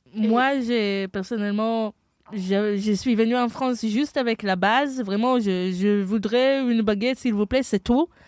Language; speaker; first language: French; non-native, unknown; Hebrew